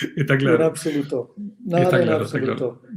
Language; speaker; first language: Spanish; non-native, fluent; English